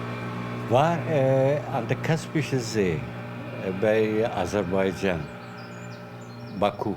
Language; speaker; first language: Dutch; non-native, fluent; Persian